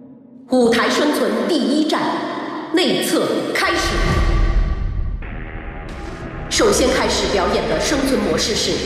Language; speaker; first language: Chinese; native; Chinese